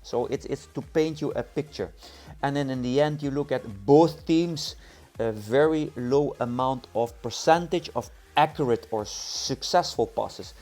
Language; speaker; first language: English; non-native, fluent; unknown